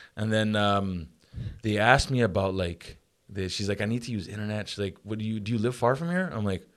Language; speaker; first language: English; native; English